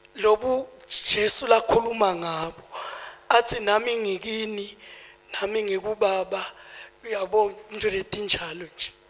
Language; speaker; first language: Zulu; native; Zulu